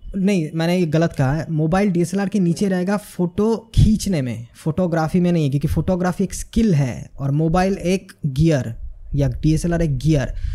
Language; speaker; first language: Hindi; non-native, local second language; Bangla